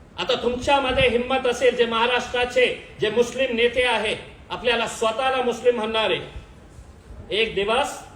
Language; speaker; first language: Marathi; non-native, local second language; Urdu